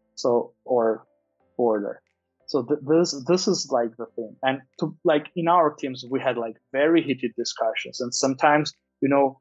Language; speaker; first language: English; non-native, fluent; Armenian